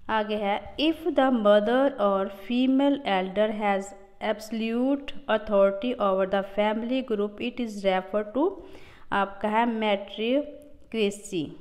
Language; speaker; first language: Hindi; non-native, local second language; Punjabi